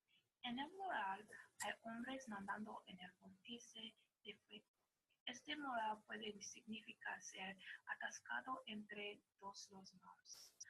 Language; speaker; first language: Spanish; non-native, learner; English